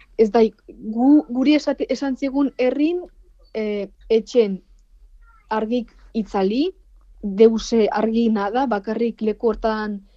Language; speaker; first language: Basque; non-native, fluent; Ukrainian